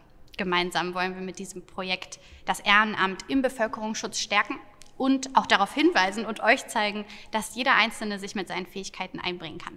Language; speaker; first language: German; native; German